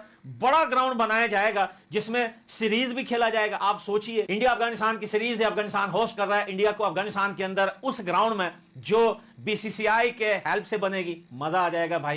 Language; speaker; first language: Hindi; native; Hindi